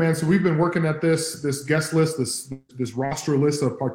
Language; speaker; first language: English; native; English